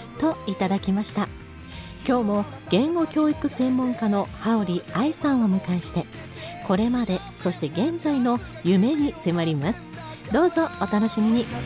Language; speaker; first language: Japanese; native; Japanese